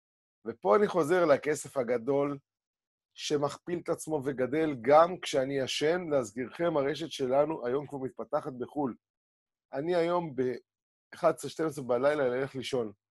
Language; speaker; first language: Hebrew; native; Hebrew